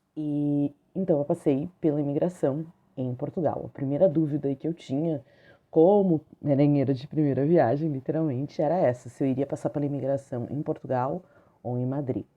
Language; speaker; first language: Portuguese; native; Portuguese